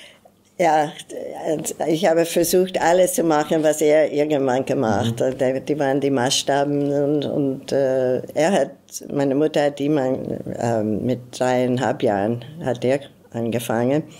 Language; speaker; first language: German; non-native, fluent; English